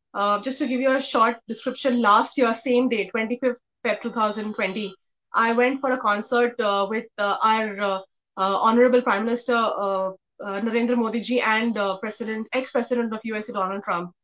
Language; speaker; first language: English; non-native, local second language; Hindi